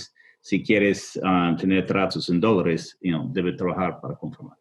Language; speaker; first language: Spanish; non-native, fluent; English